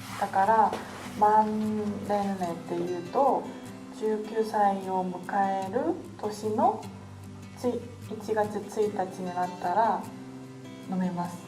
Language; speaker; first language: Japanese; non-native, fluent; Korean